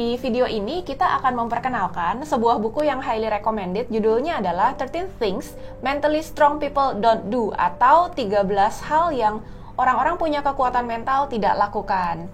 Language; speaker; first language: Indonesian; native; Indonesian